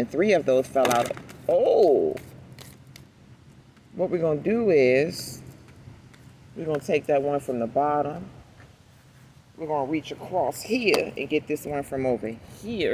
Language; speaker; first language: English; native; English